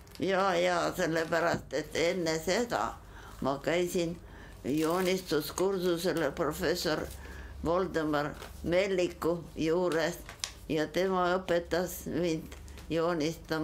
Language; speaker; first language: Estonian; non-native, local second language; Yiddish